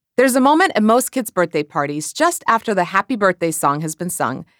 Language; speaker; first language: English; non-native, fluent; Croatian